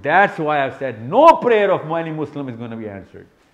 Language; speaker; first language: English; non-native, local second language; Urdu